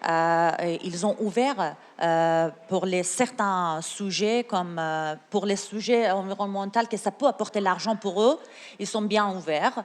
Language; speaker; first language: French; non-native, learner; Persian